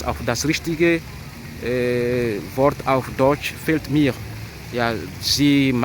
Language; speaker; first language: German; non-native, fluent; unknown